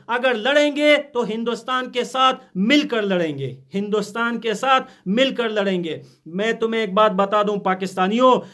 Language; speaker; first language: Urdu; non-native, fluent; Pashto